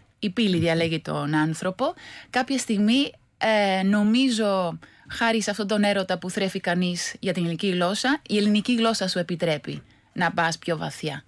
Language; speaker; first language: Greek; non-native, fluent; Spanish